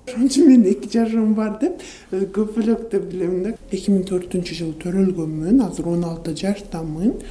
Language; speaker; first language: Kyrgyz; native; Kyrgyz